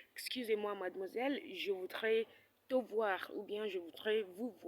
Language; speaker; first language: French; non-native, fluent; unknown